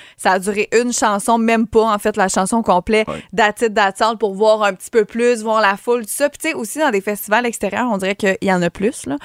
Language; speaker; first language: French; native; French